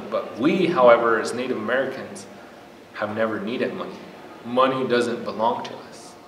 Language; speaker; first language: English; native; English